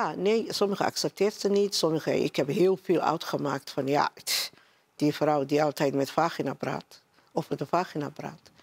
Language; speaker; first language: Dutch; non-native, learner; Somali